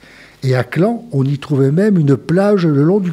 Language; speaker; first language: French; native; French